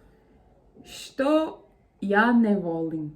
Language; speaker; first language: Bosnian; non-native, learner; Portuguese